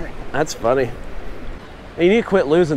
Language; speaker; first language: English; native; English